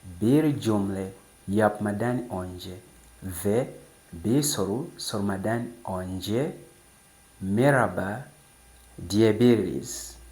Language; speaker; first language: Turkish; non-native, fluent; English